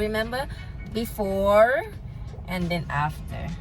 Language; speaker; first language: English; non-native, learner; Thai